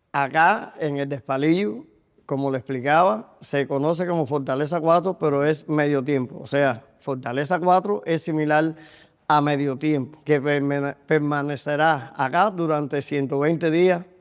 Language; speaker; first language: Spanish; native; Spanish